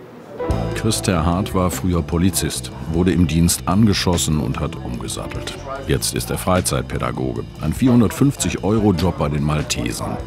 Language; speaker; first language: German; native; German